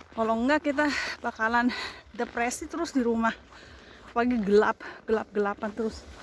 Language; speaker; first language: Indonesian; native; Indonesian